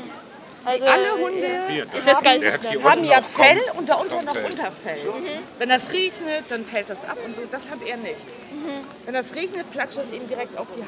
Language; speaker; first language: German; native; German